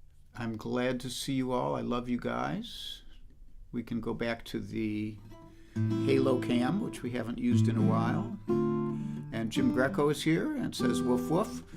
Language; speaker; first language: English; native; English